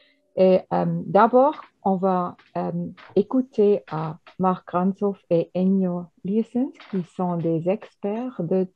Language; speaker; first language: French; non-native, fluent; German